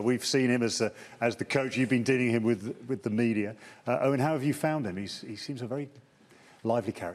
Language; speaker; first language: English; native; English